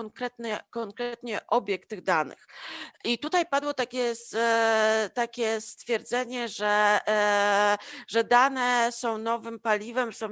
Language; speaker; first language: Polish; native; Polish